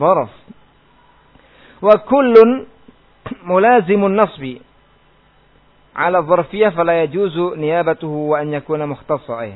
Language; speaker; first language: Arabic; non-native, fluent; Indonesian